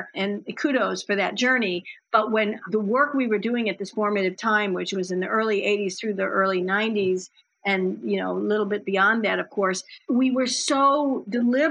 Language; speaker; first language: English; native; English